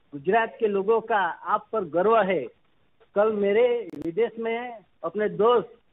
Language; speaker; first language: Hindi; non-native, local second language; Gujarati